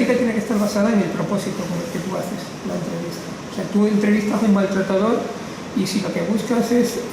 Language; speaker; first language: Spanish; native; Spanish